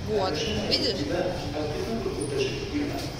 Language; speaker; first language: Russian; native; Russian